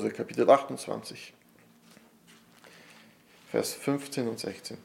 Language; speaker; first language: German; non-native, fluent; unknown